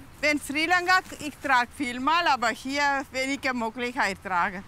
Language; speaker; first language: German; non-native, learner; Tamil